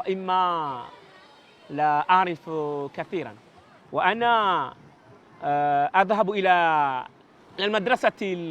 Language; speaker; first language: Arabic; non-native, learner; Comorian